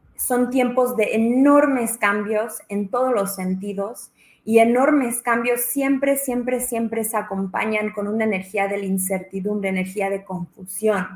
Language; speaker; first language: Spanish; early bilingual, heritage; Spanish